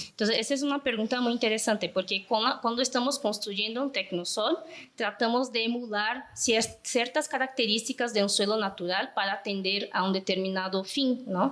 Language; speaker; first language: Spanish; non-native, fluent; Portuguese